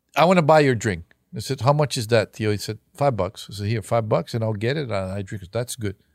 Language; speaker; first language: English; non-native, fluent; Portuguese